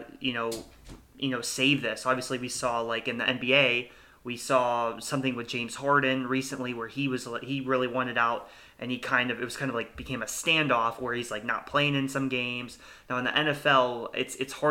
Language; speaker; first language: English; native; English